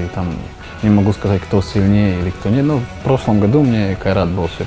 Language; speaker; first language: Russian; non-native, learner; Slovak